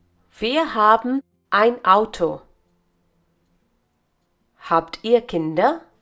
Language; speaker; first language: German; non-native, fluent; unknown